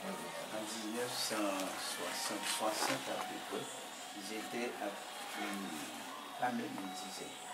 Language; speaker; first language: French; non-native, local second language; Haitian Creole